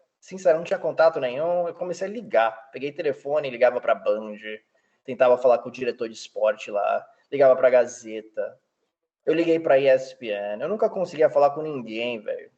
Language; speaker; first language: Portuguese; early bilingual, heritage; Portuguese